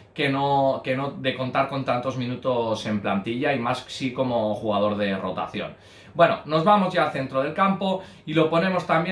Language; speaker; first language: Spanish; native; Spanish